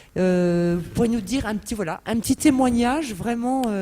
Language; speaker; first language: French; native; French